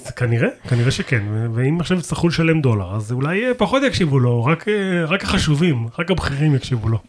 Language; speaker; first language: Hebrew; native; Hebrew